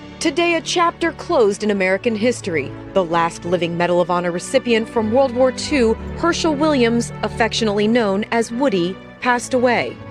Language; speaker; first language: English; native; English